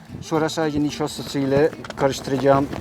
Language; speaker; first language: Turkish; non-native, fluent; Dutch